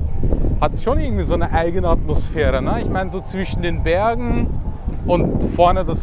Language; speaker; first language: German; native; German